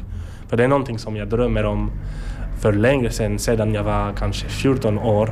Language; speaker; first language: Swedish; non-native, learner; French